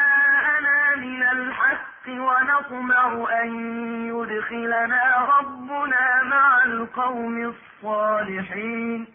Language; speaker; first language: Arabic; native; Arabic